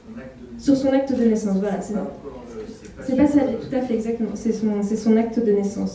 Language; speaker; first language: French; native; French